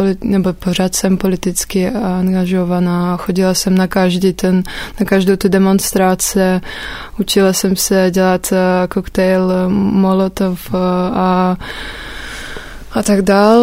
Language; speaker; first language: Czech; non-native, fluent; Russian